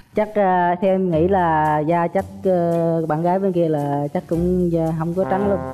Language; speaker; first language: Vietnamese; native; Vietnamese